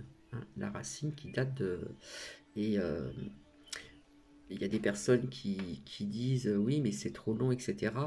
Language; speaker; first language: French; native; French